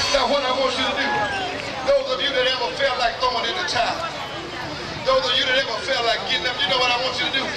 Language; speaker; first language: English; native; English